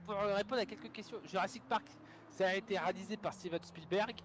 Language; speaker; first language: French; native; French